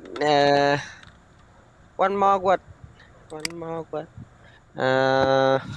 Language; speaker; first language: English; non-native, learner; Vietnamese